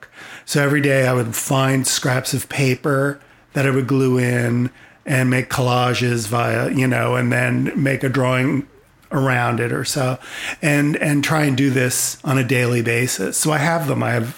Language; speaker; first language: English; native; English